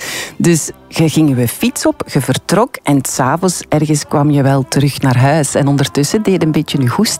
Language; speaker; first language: Dutch; native; Dutch